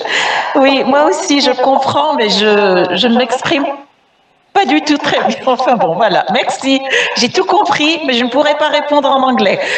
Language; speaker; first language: French; non-native, local second language; Arabic